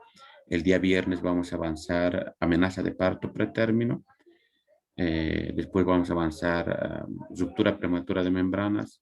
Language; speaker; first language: Spanish; native; Spanish